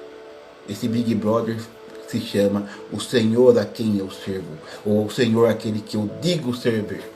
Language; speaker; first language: Portuguese; native; Portuguese